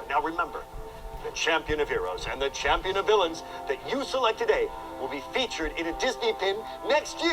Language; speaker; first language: English; native; English